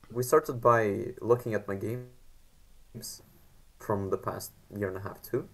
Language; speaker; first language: English; non-native, fluent; Macedonian